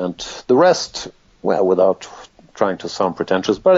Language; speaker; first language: English; non-native, fluent; German